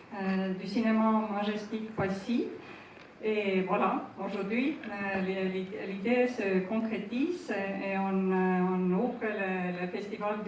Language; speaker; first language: French; non-native, fluent; Estonian